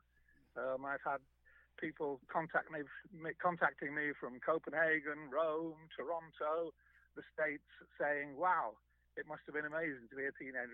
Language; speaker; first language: English; native; English